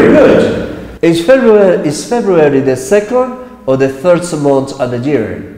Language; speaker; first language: English; non-native, fluent; Spanish